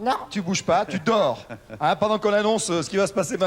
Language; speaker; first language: French; native; French